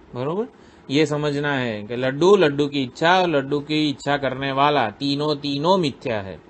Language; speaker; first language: Hindi; non-native, local second language; Gujarati